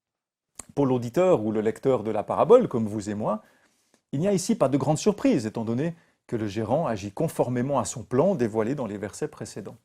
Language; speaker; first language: French; native; French